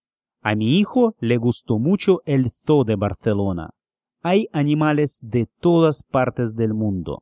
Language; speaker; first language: Spanish; non-native, fluent; Russian